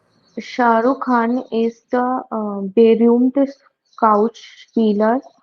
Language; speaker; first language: German; non-native, learner; Hindi